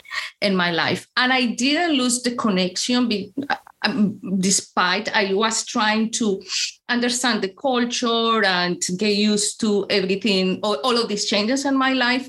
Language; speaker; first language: English; non-native, fluent; Spanish